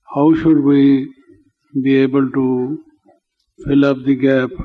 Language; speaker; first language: English; non-native, local second language; Hindi